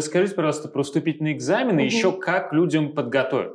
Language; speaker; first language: Russian; native; Russian